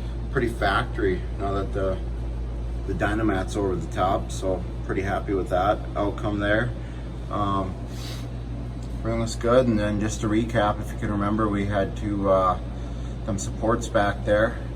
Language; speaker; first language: English; native; English